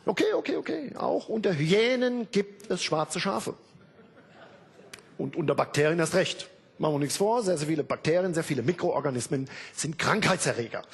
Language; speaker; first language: German; native; German